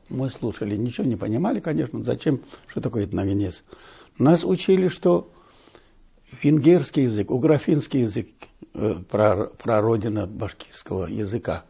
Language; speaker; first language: Russian; non-native, local second language; Tatar